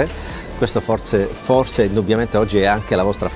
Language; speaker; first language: Italian; native; Italian